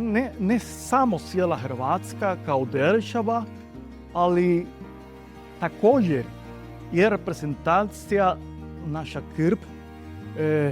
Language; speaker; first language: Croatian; non-native, learner; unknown